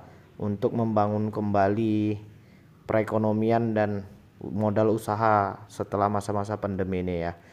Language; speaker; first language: Indonesian; native; Indonesian